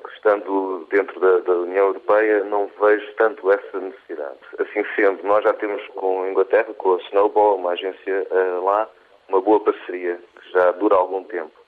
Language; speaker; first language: Portuguese; non-native, fluent; English